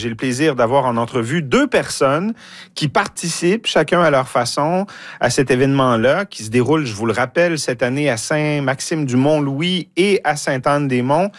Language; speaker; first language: French; native; French